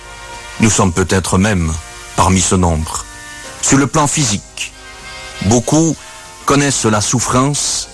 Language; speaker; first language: French; native; French